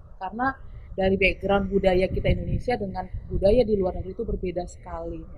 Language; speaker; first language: Indonesian; native; Indonesian